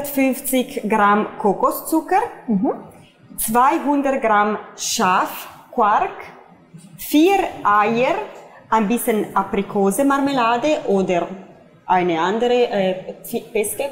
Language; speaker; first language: German; non-native, fluent; Italian